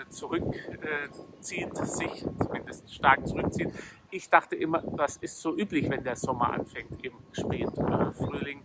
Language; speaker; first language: German; native; German